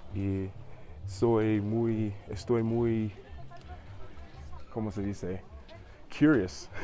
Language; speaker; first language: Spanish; non-native, learner; English